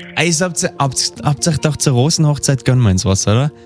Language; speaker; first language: German; native; German